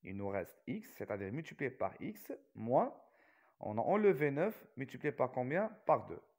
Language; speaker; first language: French; non-native, local second language; Arabic